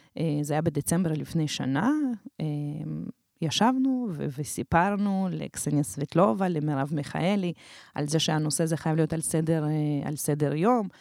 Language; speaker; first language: Hebrew; non-native, fluent; Russian